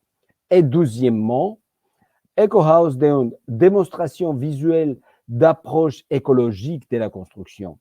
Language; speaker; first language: French; non-native, fluent; Georgian